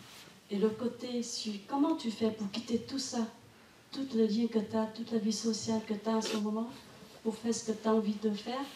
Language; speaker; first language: French; non-native, fluent; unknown